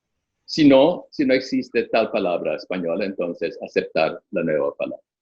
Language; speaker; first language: Spanish; non-native, fluent; Filipino